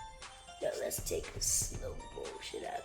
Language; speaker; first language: English; native; English